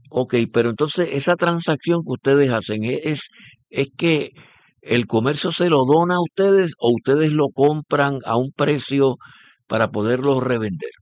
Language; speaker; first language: Spanish; native; Spanish